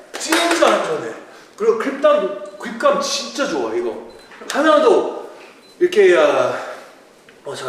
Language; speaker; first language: Korean; early bilingual, heritage; Korean